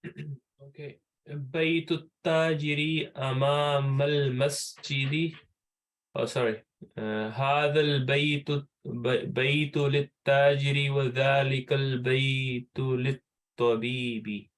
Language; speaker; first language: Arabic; non-native, learner; English